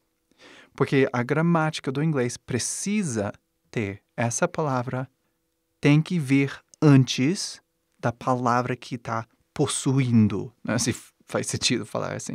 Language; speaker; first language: Portuguese; non-native, fluent; English